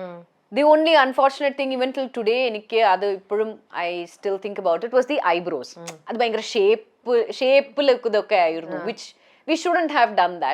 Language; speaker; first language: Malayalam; early bilingual, heritage; Malayalam